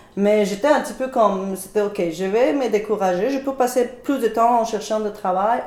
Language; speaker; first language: French; non-native, fluent; Spanish